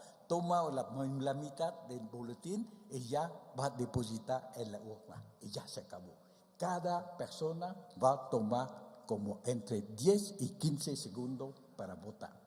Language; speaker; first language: Spanish; non-native, fluent; Vietnamese